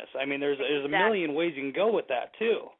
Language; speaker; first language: English; native; English